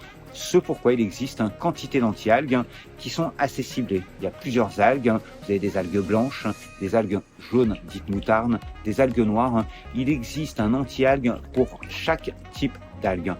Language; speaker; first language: French; native; French